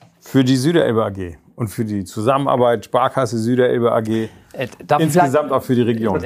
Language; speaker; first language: German; native; German